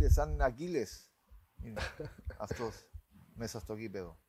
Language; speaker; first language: Greek; non-native, learner; Spanish